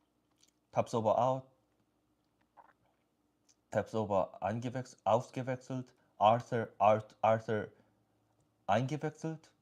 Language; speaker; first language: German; non-native, learner; English